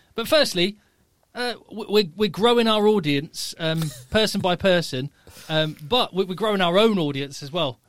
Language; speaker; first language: English; native; English